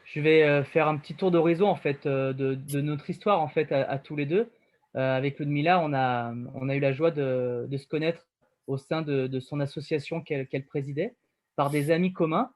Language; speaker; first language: French; native; French